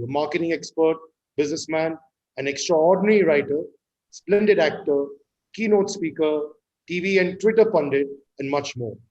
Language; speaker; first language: English; non-native, local second language; Hindi